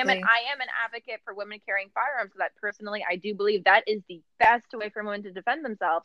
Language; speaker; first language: English; native; English